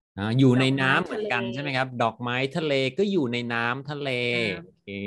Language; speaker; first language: Thai; native; Thai